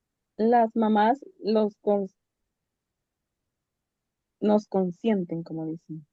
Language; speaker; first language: Spanish; native; Spanish